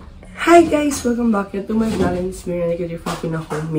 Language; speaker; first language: English; non-native, local second language; Filipino